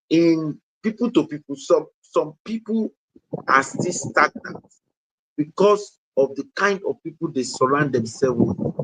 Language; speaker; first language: English; non-native, local second language; Yoruba